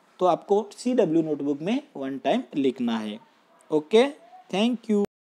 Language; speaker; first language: Hindi; non-native, local second language; Marathi